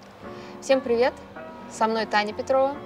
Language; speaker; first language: Russian; native; Russian